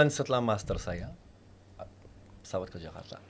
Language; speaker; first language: Indonesian; non-native, learner; French